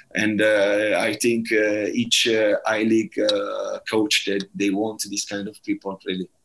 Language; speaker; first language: English; non-native, learner; Italian